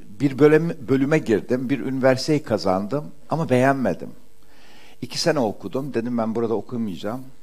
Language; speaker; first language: Turkish; early bilingual, heritage; Turkish